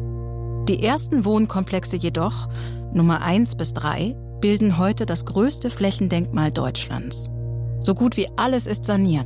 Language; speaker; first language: German; native; German